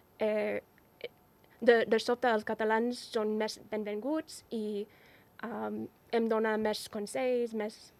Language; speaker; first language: Catalan; non-native, fluent; English